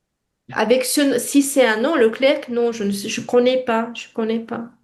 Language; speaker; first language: French; non-native, fluent; Russian